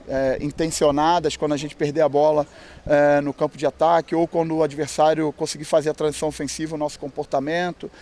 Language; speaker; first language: Portuguese; native; Portuguese